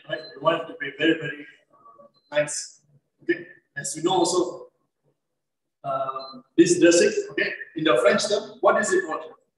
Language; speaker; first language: English; non-native, local second language; Malay